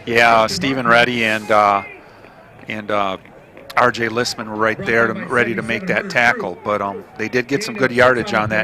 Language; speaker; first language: English; native; English